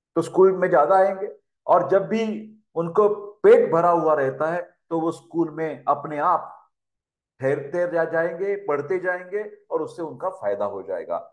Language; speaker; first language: Hindi; non-native, local second language; Marathi